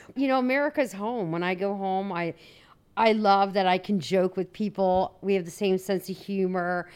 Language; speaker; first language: English; native; English